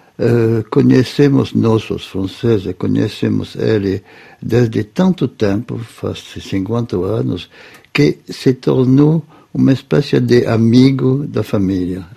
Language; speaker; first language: Portuguese; non-native, fluent; French